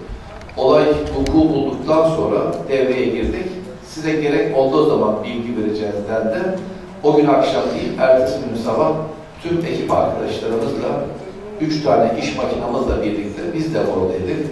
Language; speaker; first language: Turkish; native; Turkish